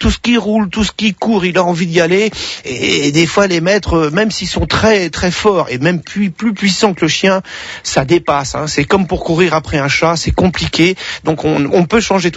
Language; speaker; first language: French; native; French